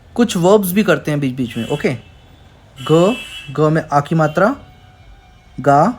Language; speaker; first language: Hindi; native; Hindi